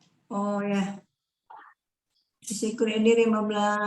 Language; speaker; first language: Turkish; non-native, learner; Indonesian